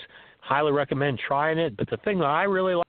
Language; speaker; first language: English; native; English